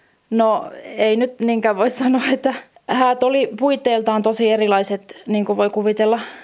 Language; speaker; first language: Finnish; native; Finnish